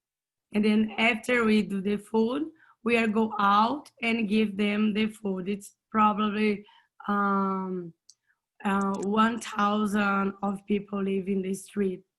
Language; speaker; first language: English; non-native, learner; Portuguese